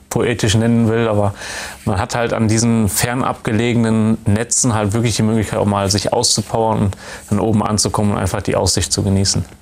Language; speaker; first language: German; native; German